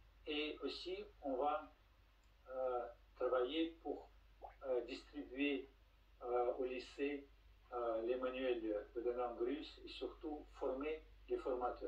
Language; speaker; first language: French; non-native, fluent; Russian